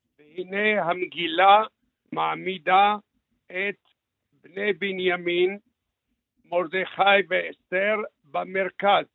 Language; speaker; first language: Hebrew; early bilingual, other home language; Arabic